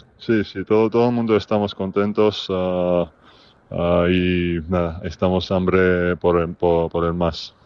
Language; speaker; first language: Spanish; non-native, fluent; Georgian